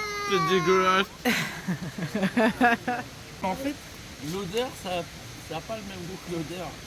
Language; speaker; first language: French; native; French